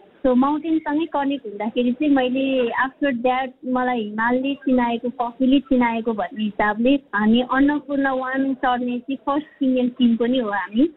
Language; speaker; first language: Nepali; non-native, local second language; Sherpa